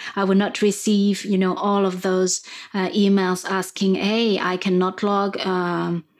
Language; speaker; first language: English; non-native, fluent; French